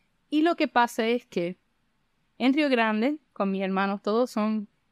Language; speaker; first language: Spanish; early bilingual, heritage; Spanish